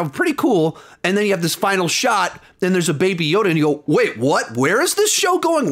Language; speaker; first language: English; native; English